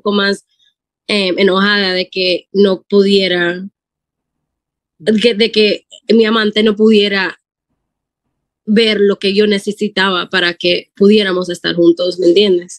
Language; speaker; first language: Spanish; early bilingual, heritage; Spanish